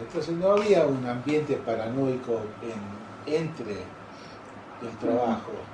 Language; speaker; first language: Spanish; non-native, fluent; English